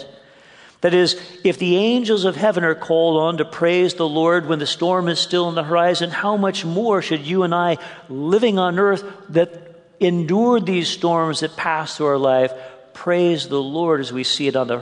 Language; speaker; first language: English; native; English